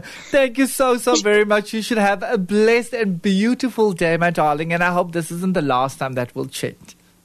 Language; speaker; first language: English; non-native, local second language; Afrikaans